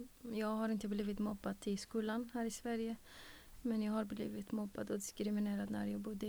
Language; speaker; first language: Swedish; non-native, fluent; Persian